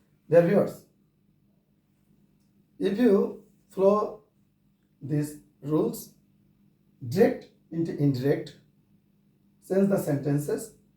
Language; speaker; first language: English; non-native, local second language; Bangla